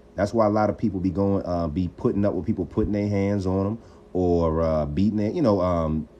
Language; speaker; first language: English; native; English